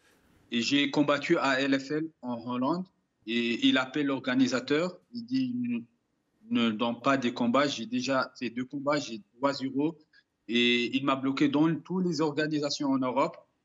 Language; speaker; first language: French; non-native, fluent; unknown